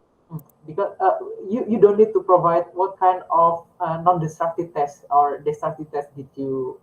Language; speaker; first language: English; non-native, learner; Indonesian